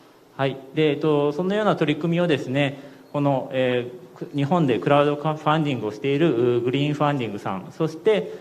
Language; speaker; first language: Japanese; native; Japanese